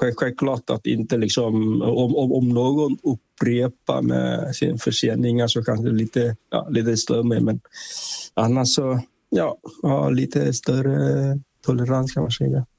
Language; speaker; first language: Swedish; non-native, fluent; Vietnamese